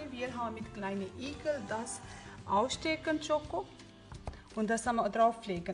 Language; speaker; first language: German; non-native, learner; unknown